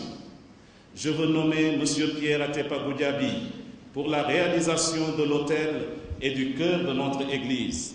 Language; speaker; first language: French; non-native, local second language; Jola-Fonyi